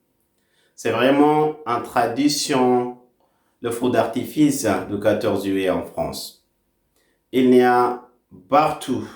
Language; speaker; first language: French; non-native, fluent; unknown